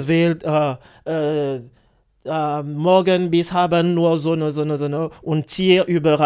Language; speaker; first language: German; non-native, learner; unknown